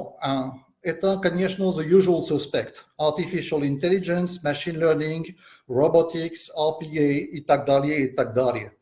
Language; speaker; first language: Russian; non-native, fluent; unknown